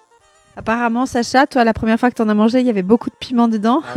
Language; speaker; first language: French; native; French